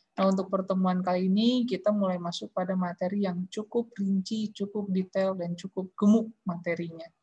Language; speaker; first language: Malay; non-native, local second language; Sundanese